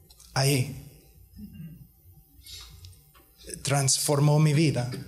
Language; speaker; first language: Spanish; non-native, fluent; English